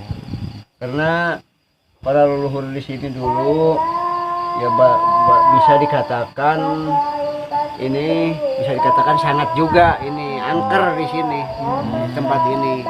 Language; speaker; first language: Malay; non-native, local second language; Sundanese